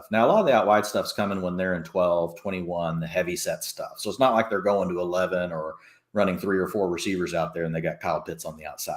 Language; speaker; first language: English; native; English